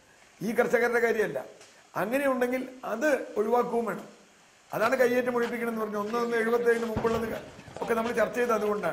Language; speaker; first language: Malayalam; native; Malayalam